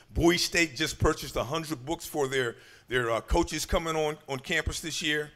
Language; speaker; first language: English; native; English